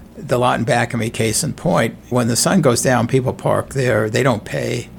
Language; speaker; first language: English; native; English